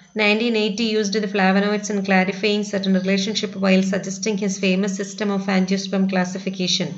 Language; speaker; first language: English; non-native, local second language; Malayalam